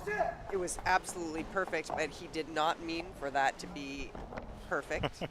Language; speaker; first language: English; native; English